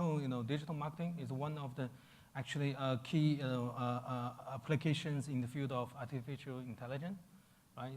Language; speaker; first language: English; non-native, fluent; Chinese